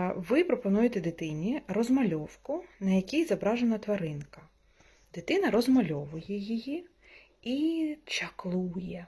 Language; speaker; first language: Ukrainian; native; Ukrainian